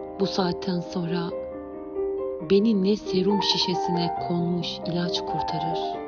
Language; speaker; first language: Turkish; native; Turkish